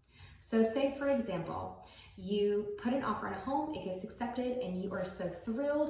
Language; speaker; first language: English; native; English